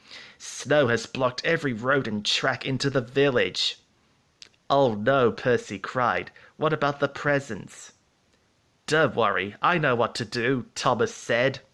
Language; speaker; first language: English; native; English